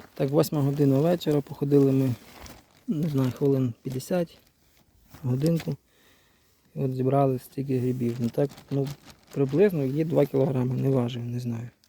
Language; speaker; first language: Ukrainian; native; Ukrainian